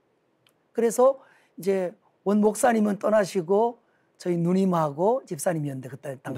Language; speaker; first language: Korean; native; Korean